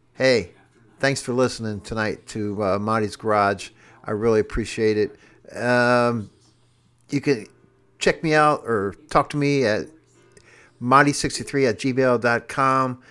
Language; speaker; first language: English; native; English